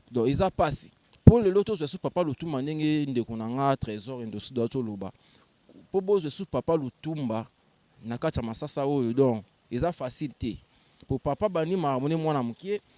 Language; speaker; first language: Lingala; native; Lingala